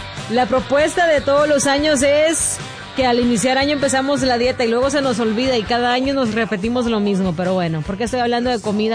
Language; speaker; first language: Spanish; native; Spanish